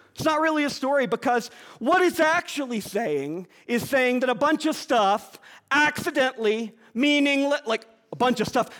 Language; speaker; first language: English; native; English